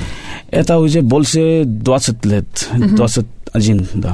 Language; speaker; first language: Russian; non-native, learner; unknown